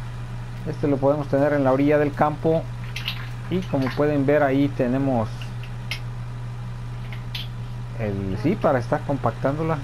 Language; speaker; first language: Spanish; native; Spanish